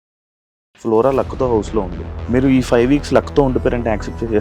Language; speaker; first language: Telugu; native; Telugu